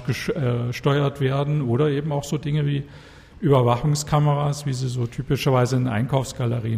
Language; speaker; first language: German; native; German